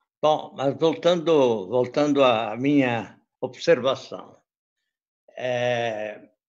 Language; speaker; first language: Portuguese; early bilingual, other home language; Italian